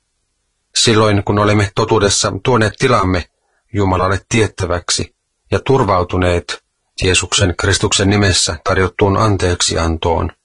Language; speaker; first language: Finnish; native; Finnish